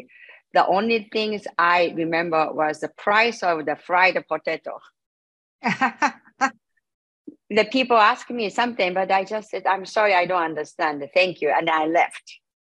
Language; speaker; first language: English; non-native, learner; Japanese